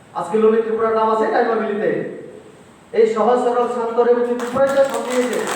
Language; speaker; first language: Bangla; non-native, local second language; Kok Borok